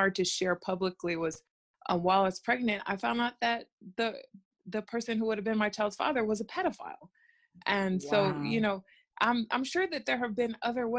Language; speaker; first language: English; native; English